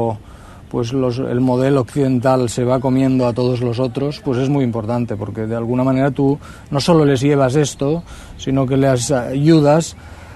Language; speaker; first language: Spanish; native; Spanish